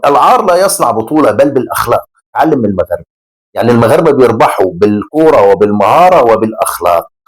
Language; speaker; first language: Arabic; native; Arabic